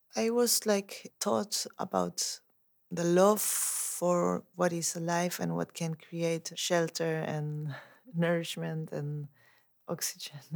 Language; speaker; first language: English; non-native, fluent; Spanish